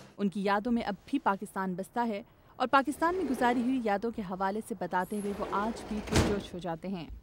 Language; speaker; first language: Urdu; native; Urdu